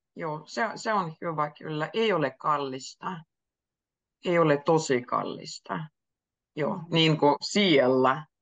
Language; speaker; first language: Finnish; native; Finnish